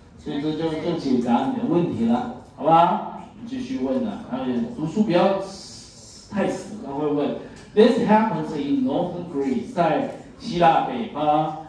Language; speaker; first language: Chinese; native; Chinese